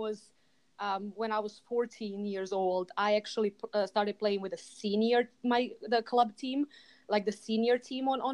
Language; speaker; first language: English; non-native, fluent; Serbian